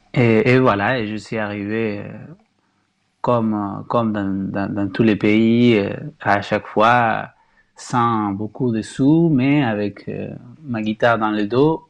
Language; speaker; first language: French; non-native, fluent; Spanish